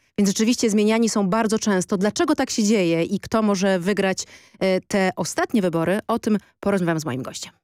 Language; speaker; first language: Polish; native; Polish